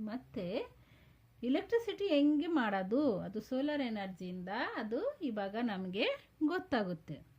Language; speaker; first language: Kannada; non-native, local second language; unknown